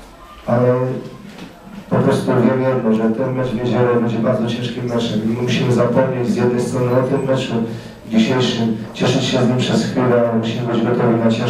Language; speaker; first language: Polish; native; Polish